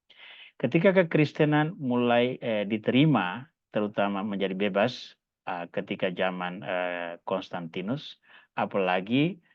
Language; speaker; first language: Indonesian; native; Indonesian